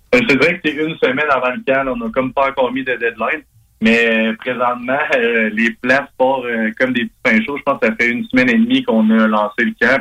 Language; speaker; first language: French; native; French